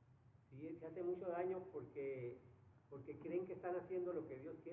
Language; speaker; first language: Spanish; native; Spanish